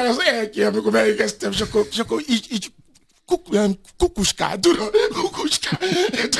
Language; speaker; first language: Hungarian; non-native, fluent; Yoruba